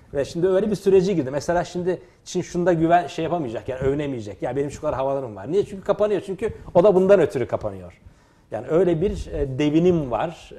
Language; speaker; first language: Turkish; native; Turkish